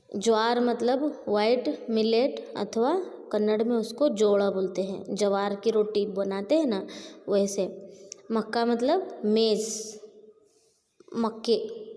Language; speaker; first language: Hindi; non-native, local second language; Marathi